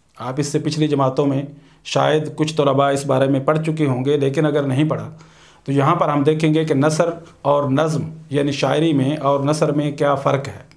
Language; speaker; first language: Urdu; non-native, local second language; Punjabi